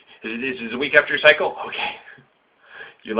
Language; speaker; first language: English; native; English